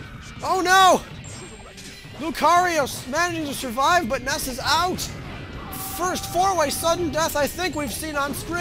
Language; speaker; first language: English; native; English